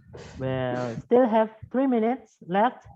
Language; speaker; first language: English; non-native, fluent; Indonesian